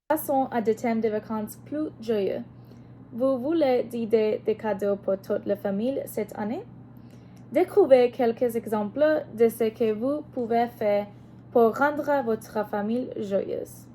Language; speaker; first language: French; non-native, learner; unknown